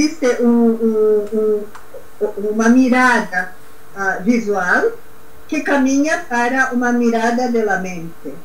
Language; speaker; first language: Spanish; non-native, learner; Portuguese